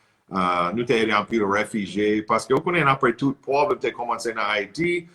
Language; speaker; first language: Haitian Creole; non-native, learner; English